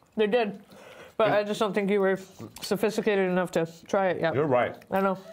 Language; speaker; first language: English; native; English